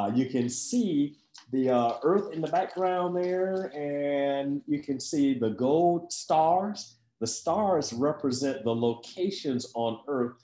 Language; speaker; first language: English; native; English